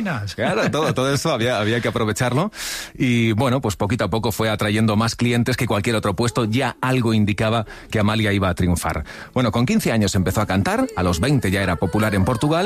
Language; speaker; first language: Spanish; native; Spanish